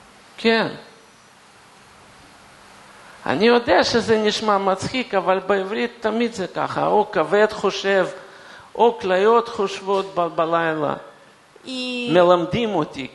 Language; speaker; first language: Hebrew; non-native, fluent; Russian